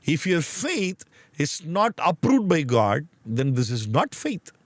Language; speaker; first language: English; non-native, local second language; Tamil